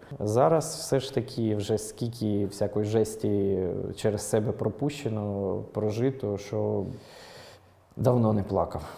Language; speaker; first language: Ukrainian; non-native, local second language; Russian